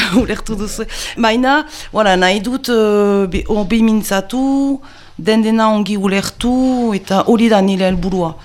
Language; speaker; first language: Basque; non-native, local second language; French